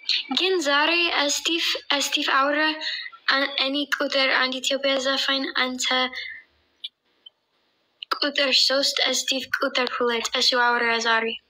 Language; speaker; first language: Amharic; non-native, learner; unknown